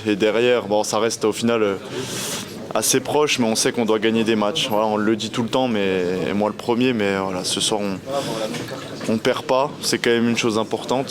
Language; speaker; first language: French; native; French